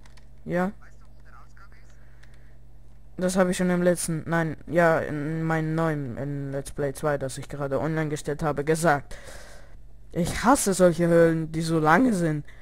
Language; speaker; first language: German; early bilingual, other home language; Russian